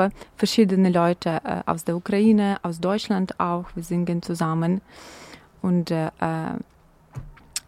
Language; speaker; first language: German; non-native, fluent; Ukrainian